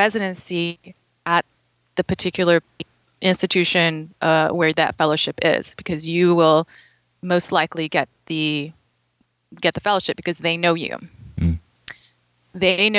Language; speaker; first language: English; native; English